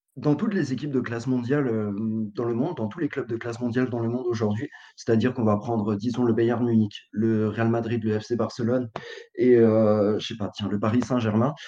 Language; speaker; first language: French; native; French